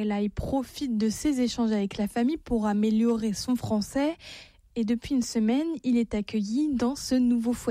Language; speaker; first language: French; native; French